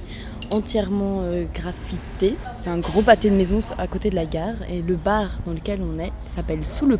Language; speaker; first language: French; native; French